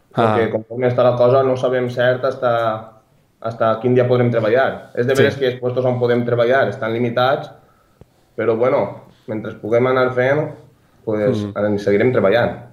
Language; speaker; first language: Catalan; native; Catalan